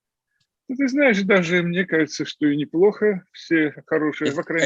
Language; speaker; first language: Russian; native; Russian